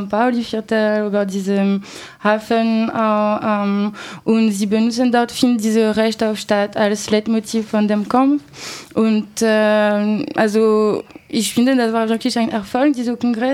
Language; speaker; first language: German; non-native, learner; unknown